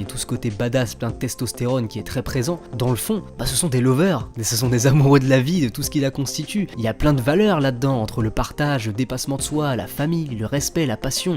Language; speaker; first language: French; native; French